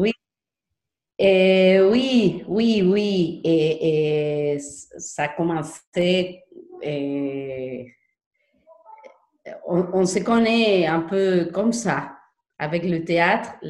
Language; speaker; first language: French; non-native, learner; Spanish